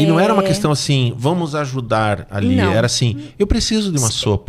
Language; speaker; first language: Portuguese; native; Portuguese